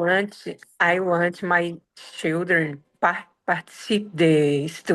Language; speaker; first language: English; non-native, learner; Portuguese